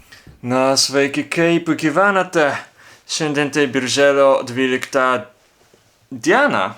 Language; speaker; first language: Lithuanian; non-native, fluent; Japanese